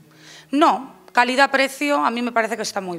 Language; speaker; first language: Spanish; native; Spanish